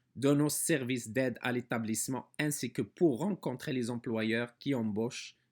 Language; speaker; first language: French; non-native, local second language; Arabic